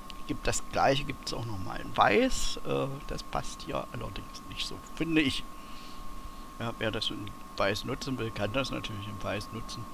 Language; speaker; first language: German; native; German